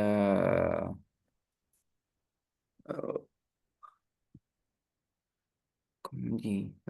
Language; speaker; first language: French; non-native, learner; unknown